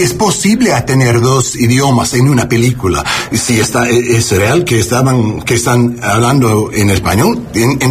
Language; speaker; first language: Spanish; non-native, learner; English